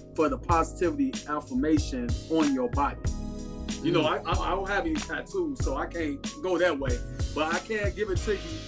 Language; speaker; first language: English; native; English